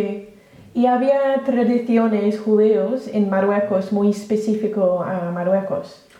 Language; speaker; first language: Spanish; non-native, learner; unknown